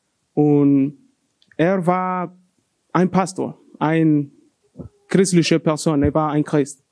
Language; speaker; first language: German; non-native, learner; Spanish